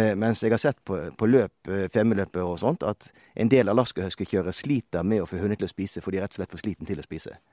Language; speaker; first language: Norwegian; native; Norwegian